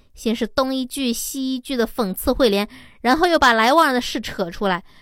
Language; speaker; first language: Chinese; native; Chinese